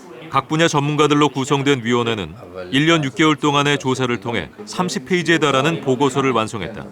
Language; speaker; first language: Korean; native; Korean